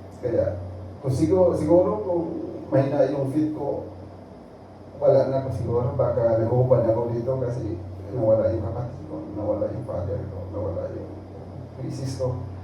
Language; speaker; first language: Filipino; non-native, local second language; Cebuano